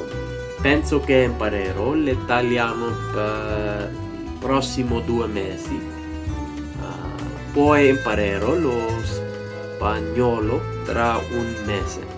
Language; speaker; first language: Italian; non-native, learner; English